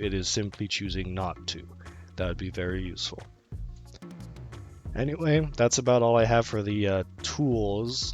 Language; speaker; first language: English; native; English